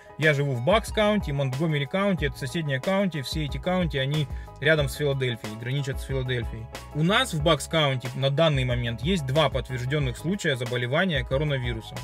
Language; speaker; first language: Russian; native; Russian